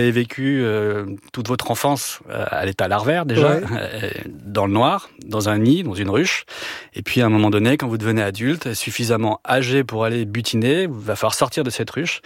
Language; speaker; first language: French; native; French